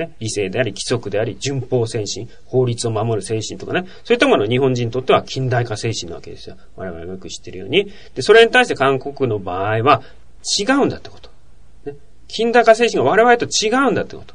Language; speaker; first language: Japanese; native; Japanese